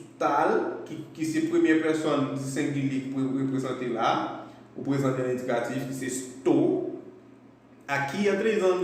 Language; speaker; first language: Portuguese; non-native, fluent; Haitian Creole